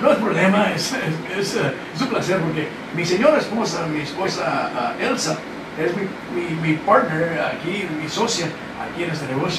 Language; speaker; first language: Spanish; early bilingual, heritage; Spanish